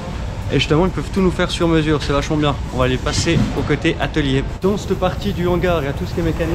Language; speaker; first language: French; native; French